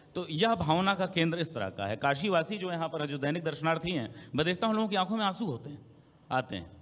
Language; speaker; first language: Hindi; native; Hindi